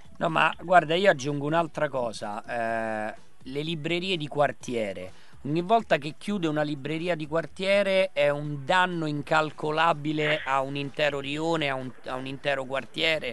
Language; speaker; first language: Italian; native; Italian